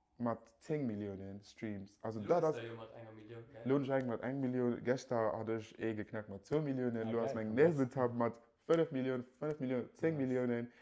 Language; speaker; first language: Luxembourgish; early bilingual, other home language; Yoruba